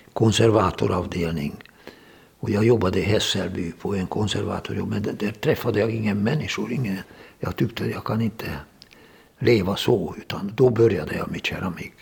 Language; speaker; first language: Swedish; non-native, fluent; Hungarian